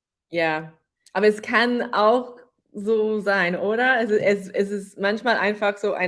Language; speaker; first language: German; non-native, fluent; English